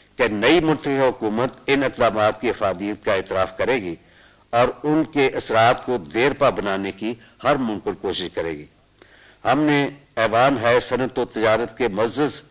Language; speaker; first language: Urdu; non-native, local second language; Punjabi